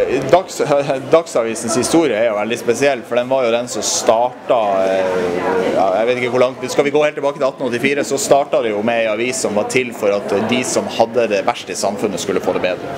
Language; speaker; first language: Norwegian; native; Norwegian